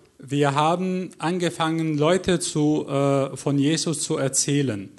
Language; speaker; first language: German; non-native, fluent; Arabic